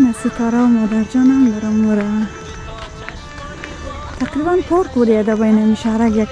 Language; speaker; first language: Persian; native; Persian